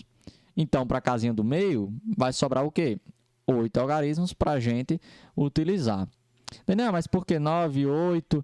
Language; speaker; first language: Portuguese; native; Portuguese